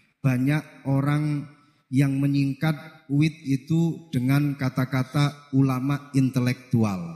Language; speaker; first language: Indonesian; non-native, local second language; Javanese